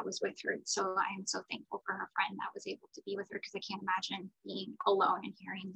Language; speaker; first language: English; native; English